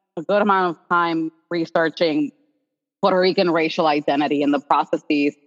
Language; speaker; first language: English; non-native, local second language; Spanish